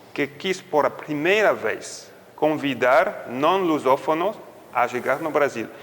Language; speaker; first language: Portuguese; non-native, fluent; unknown